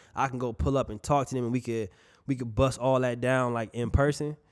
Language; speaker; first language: English; native; English